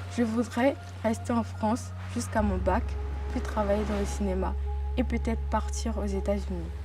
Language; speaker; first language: French; native; French